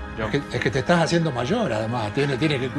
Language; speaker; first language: Spanish; native; Spanish